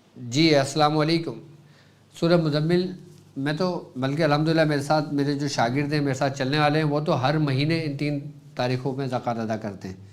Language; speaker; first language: Urdu; native; Urdu